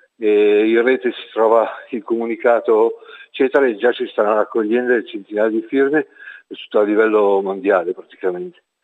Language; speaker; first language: Italian; native; Italian